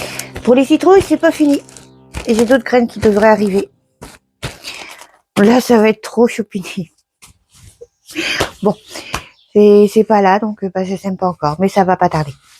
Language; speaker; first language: French; native; French